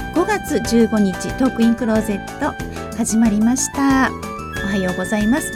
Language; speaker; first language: Japanese; native; Japanese